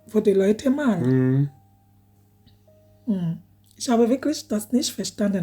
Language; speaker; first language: German; non-native, learner; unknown